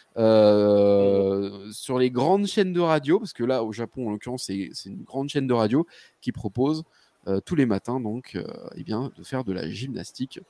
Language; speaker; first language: French; native; French